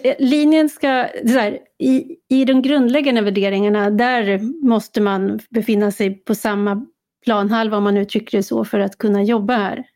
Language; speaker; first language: Swedish; native; Swedish